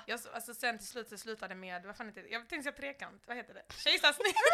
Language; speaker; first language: Swedish; native; Swedish